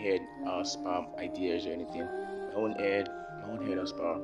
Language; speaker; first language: English; non-native, local second language; Yoruba